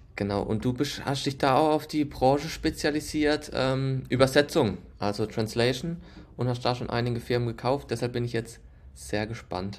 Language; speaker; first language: German; native; German